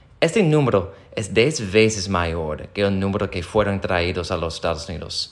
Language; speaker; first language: Spanish; non-native, fluent; English